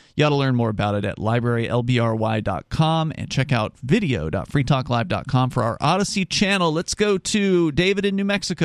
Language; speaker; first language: English; native; English